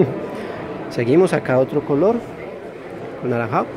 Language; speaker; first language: Spanish; native; Spanish